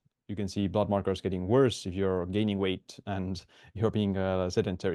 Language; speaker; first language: English; non-native, fluent; Estonian